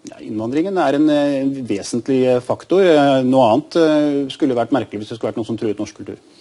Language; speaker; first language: Norwegian; native; Norwegian